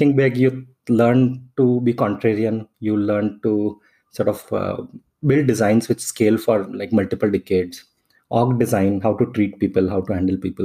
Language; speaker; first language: English; non-native, local second language; Hindi